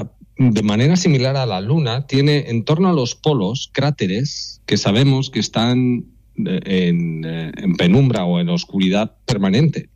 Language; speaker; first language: Spanish; native; Spanish